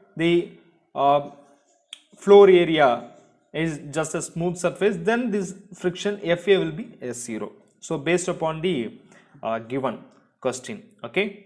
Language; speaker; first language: English; non-native, local second language; Tamil